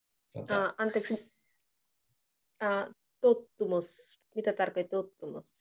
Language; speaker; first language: Finnish; non-native, learner; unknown